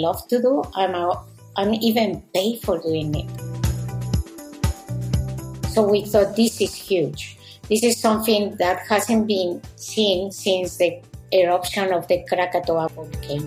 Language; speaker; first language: English; non-native, fluent; Spanish